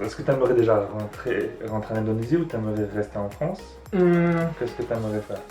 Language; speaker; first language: French; native; French